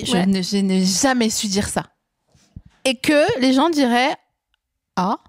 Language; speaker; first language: French; native; French